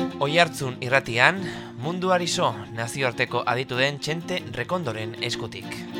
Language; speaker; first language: Basque; native; Basque